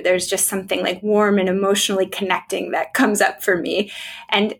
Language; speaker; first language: English; native; English